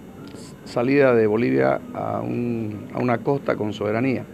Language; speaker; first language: Spanish; native; Spanish